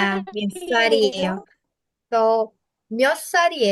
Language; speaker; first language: Korean; non-native, fluent; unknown